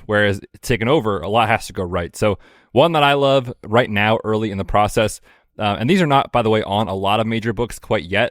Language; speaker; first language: English; native; English